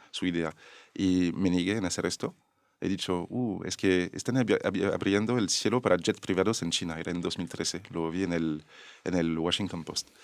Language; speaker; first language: Spanish; non-native, fluent; French